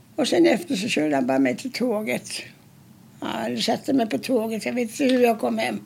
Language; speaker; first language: Swedish; early bilingual, other home language; German